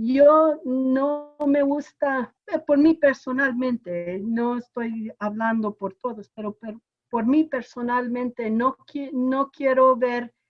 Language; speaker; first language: Spanish; non-native, fluent; English